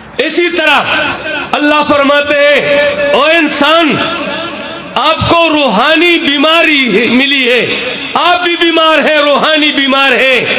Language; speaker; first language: Urdu; non-native, local second language; Pashto